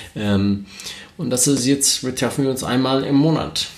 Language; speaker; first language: German; non-native, learner; English